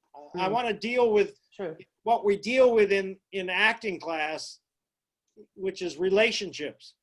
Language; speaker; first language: English; native; English